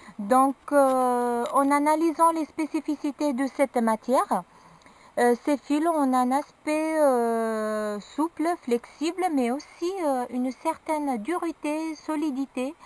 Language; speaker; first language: French; non-native, local second language; Arabic